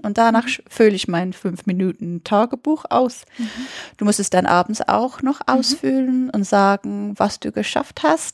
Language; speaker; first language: German; non-native, fluent; English